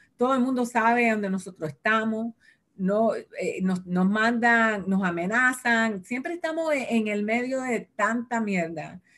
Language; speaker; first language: Spanish; early bilingual, heritage; Spanish